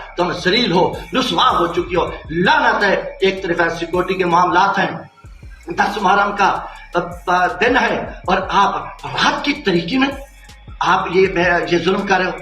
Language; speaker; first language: Urdu; non-native, local second language; Saraiki